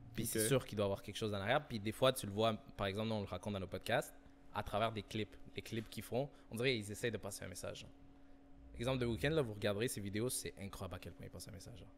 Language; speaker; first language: French; native; French